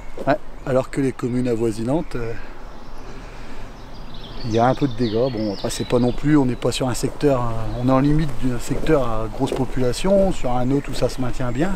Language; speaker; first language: French; native; French